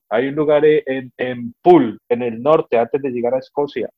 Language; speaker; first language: Spanish; native; Spanish